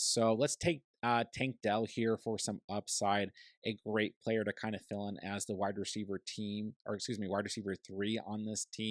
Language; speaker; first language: English; native; English